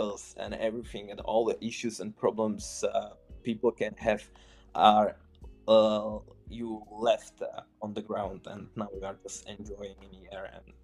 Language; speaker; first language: English; non-native, fluent; Czech